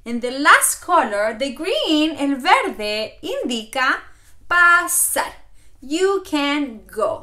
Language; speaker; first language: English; non-native, fluent; Spanish